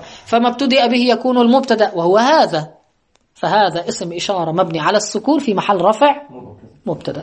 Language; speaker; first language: Arabic; native; Arabic